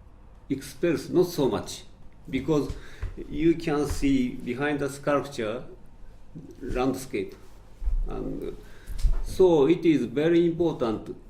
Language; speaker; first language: English; non-native, fluent; Japanese